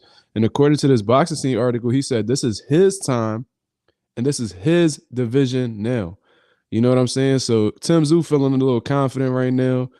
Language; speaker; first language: English; native; English